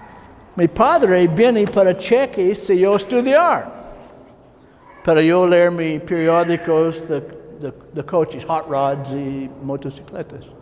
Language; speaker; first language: Spanish; non-native, learner; English